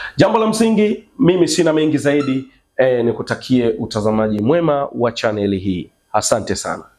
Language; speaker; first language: Swahili; native; Swahili